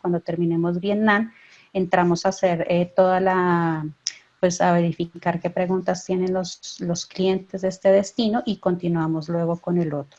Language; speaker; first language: Spanish; native; Spanish